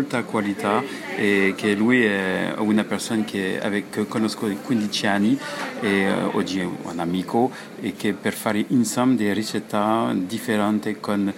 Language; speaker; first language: Italian; non-native, learner; French